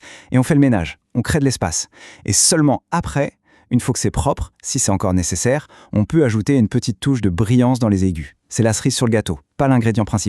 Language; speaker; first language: French; native; French